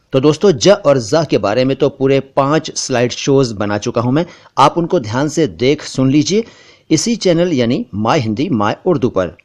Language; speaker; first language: Hindi; native; Hindi